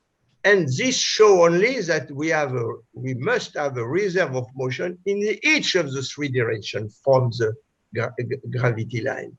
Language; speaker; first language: English; non-native, fluent; French